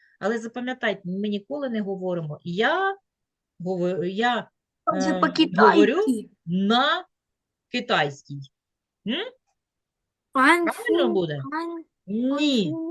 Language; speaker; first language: Ukrainian; native; Ukrainian